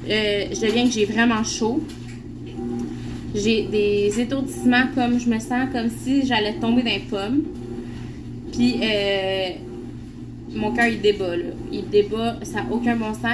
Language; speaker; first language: French; native; French